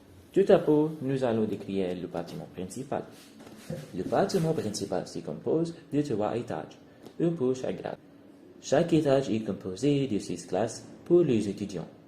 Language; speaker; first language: French; non-native, learner; Arabic